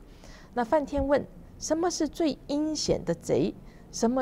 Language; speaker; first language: Chinese; native; Chinese